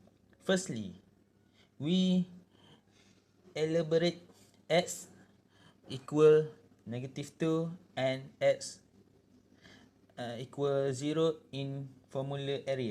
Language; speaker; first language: English; non-native, local second language; Malay